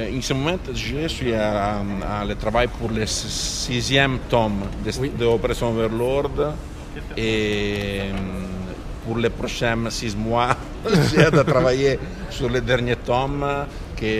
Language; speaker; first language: French; non-native, fluent; Italian